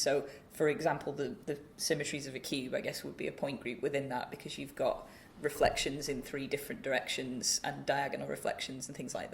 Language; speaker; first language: English; native; English